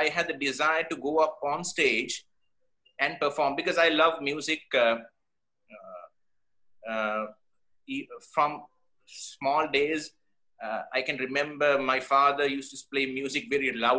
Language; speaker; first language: English; non-native, local second language; Sinhala